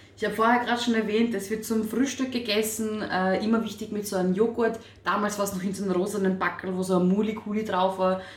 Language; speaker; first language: German; early bilingual, other home language; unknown